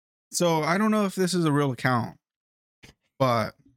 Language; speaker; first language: English; early bilingual, other home language; Spanish